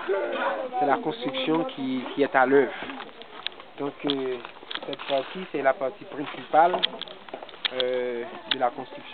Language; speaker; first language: French; non-native, local second language; Haitian Creole